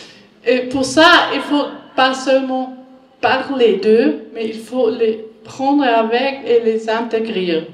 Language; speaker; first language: French; non-native, learner; German